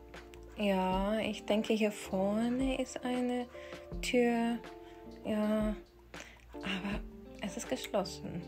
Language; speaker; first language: German; non-native, fluent; Urdu